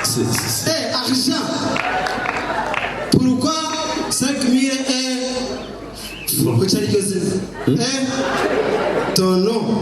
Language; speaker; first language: French; non-native, learner; Kinyarwanda